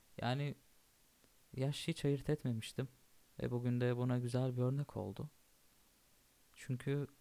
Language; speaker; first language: Turkish; native; Turkish